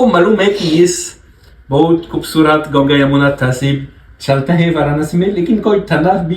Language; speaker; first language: Hindi; non-native, learner; French